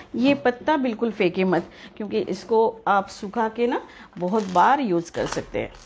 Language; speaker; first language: Hindi; non-native, local second language; Marathi